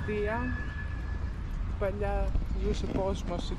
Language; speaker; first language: Greek; non-native, fluent; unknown